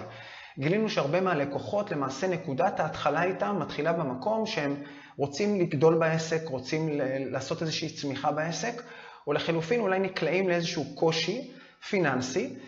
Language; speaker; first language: Hebrew; native; Hebrew